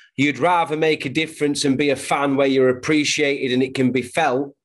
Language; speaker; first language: English; native; English